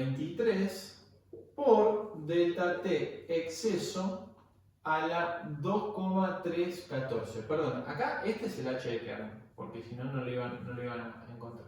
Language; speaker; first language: Spanish; native; Spanish